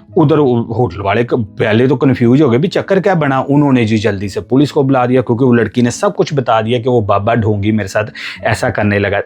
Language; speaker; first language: Hindi; non-native, local second language; Punjabi